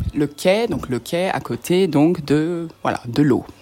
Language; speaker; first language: French; native; French